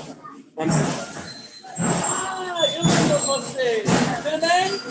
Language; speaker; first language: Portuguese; non-native, learner; English